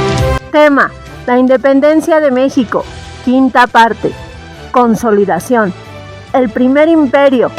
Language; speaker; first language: Spanish; native; Spanish